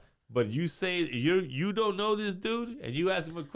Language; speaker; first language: English; native; English